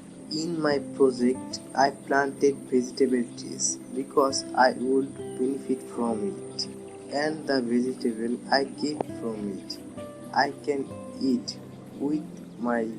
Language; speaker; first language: English; non-native, learner; Bangla